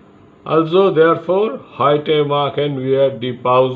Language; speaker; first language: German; non-native, learner; Bangla